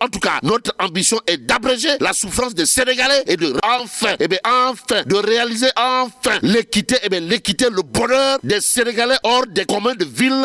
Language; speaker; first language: French; non-native, local second language; Wolof